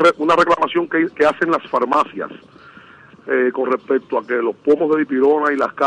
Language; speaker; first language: Spanish; native; Spanish